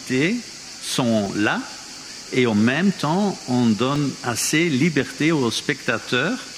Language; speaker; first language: French; non-native, fluent; Dutch